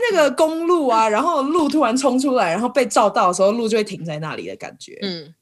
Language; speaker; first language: Chinese; native; Chinese